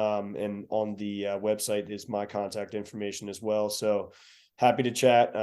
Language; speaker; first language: English; native; English